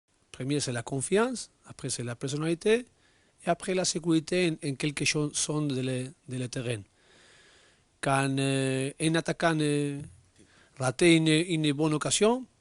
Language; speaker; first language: French; non-native, learner; Spanish